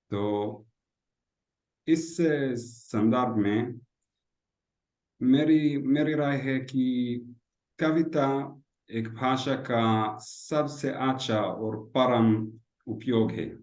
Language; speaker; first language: Hindi; non-native, learner; Hebrew